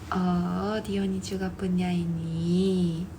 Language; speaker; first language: Indonesian; non-native, fluent; Korean